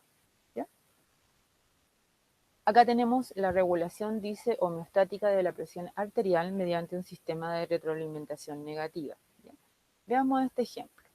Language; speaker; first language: Spanish; native; Spanish